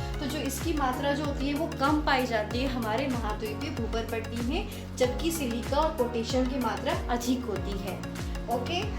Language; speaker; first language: Hindi; native; Hindi